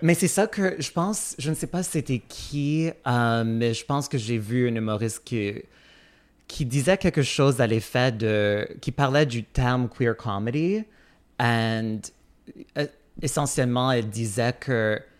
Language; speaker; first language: French; non-native, fluent; English